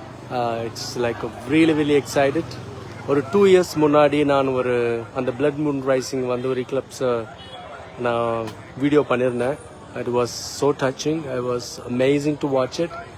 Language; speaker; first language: English; non-native, local second language; Tamil